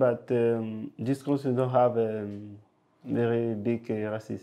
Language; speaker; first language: English; non-native, local second language; French